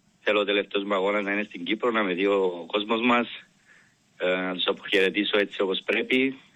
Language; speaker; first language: Greek; non-native, fluent; Serbian